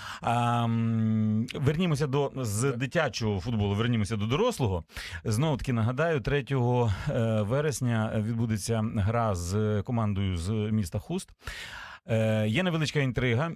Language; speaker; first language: Ukrainian; native; Ukrainian